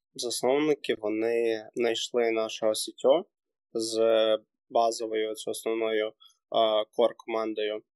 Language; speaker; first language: Ukrainian; native; Ukrainian